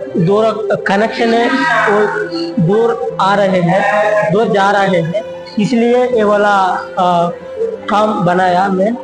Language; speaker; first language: Hindi; non-native, local second language; Telugu